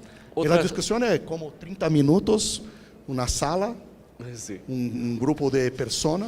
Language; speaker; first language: Spanish; non-native, fluent; Portuguese